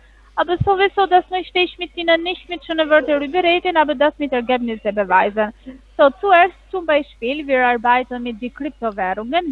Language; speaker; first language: German; non-native, learner; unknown